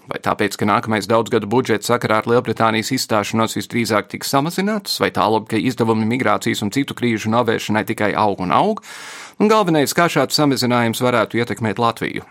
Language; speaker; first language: Latvian; early bilingual, heritage; Latvian